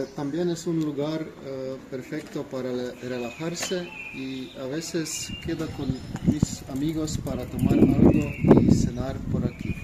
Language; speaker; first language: Spanish; non-native, learner; Slovenian